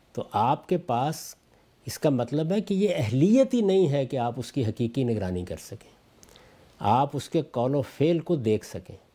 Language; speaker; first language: Urdu; non-native, local second language; Punjabi